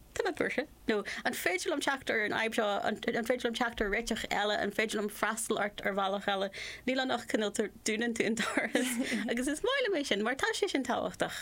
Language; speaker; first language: Irish; non-native, local second language; English